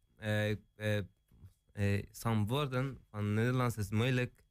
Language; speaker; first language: Dutch; non-native, learner; Persian